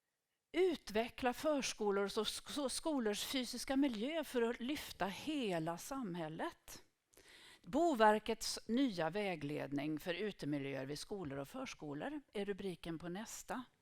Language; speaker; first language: Swedish; native; Swedish